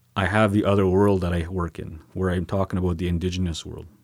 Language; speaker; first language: English; native; English